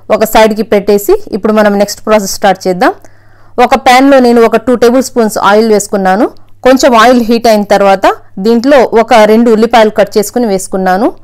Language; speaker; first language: Telugu; non-native, local second language; Urdu